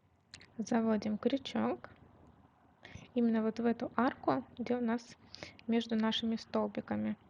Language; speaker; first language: Russian; native; Russian